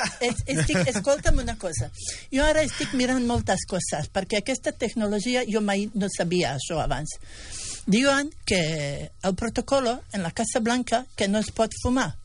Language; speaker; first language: Catalan; non-native, fluent; Bosnian